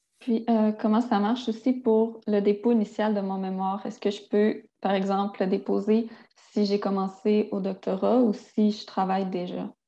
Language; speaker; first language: French; native; French